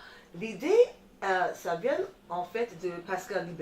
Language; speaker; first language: French; non-native, fluent; English